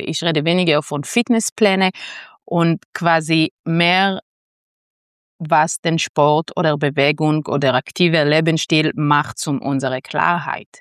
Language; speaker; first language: German; non-native, fluent; Hebrew